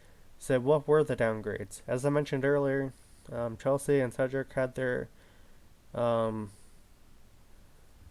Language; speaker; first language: English; native; English